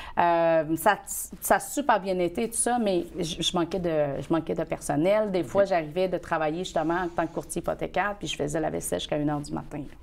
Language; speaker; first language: French; early bilingual, other home language; Vietnamese